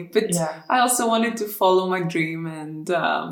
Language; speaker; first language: English; non-native, fluent; Greek